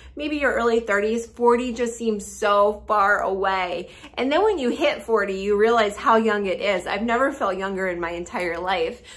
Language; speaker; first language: English; native; English